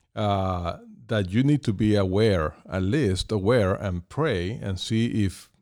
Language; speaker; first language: English; non-native, fluent; Spanish